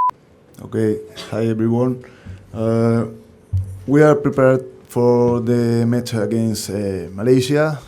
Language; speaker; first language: English; non-native, learner; Spanish